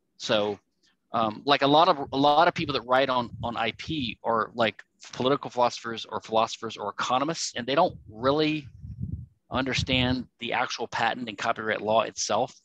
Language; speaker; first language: English; native; English